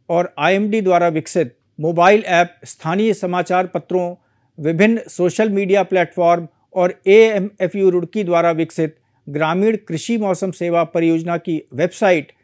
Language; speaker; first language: Hindi; native; Hindi